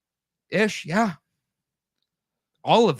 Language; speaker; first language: English; native; English